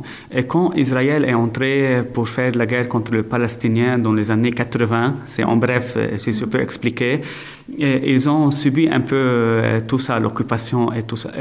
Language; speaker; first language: French; non-native, local second language; Arabic